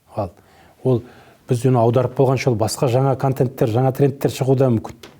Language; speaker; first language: Kazakh; native; Kazakh